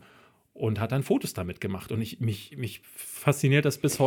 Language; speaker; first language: German; native; German